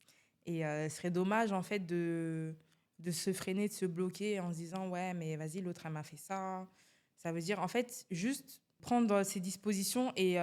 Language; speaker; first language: French; native; French